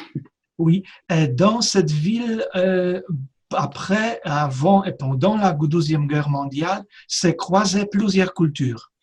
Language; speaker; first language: French; non-native, fluent; Polish